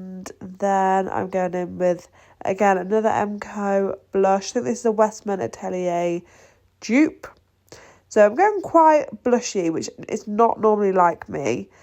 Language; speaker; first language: English; native; English